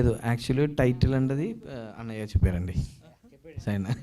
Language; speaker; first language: Telugu; non-native, learner; Malayalam